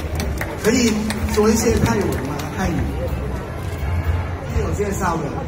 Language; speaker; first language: Chinese; non-native, learner; Thai